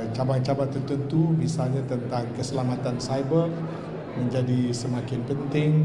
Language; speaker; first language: Malay; native; Malay